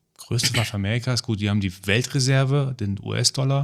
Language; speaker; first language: German; early bilingual, other home language; Persian